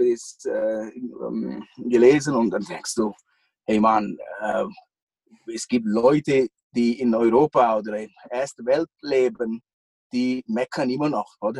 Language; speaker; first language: German; non-native, fluent; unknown